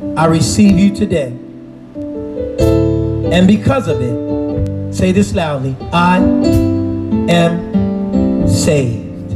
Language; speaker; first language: English; native; English